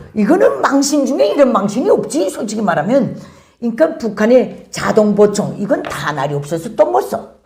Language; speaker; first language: Korean; native; Korean